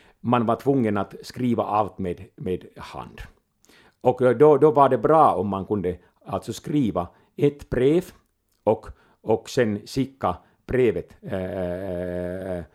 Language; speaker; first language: Swedish; non-native, local second language; Finnish